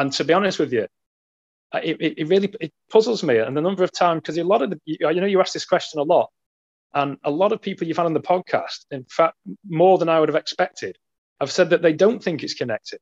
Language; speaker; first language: English; native; English